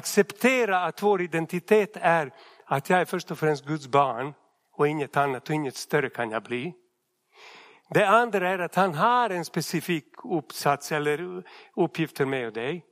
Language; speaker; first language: Swedish; non-native, fluent; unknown